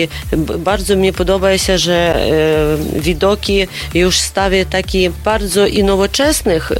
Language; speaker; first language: Polish; non-native, learner; Ukrainian